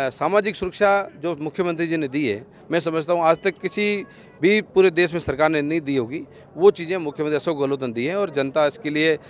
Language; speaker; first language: Hindi; native; Hindi